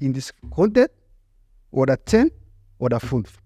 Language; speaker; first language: German; non-native, learner; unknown